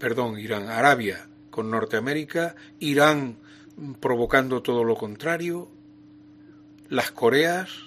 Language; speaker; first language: Spanish; native; Spanish